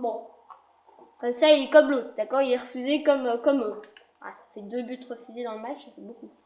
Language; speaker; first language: French; native; French